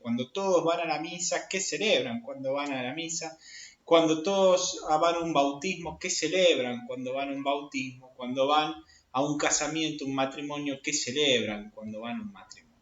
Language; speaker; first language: Spanish; native; Spanish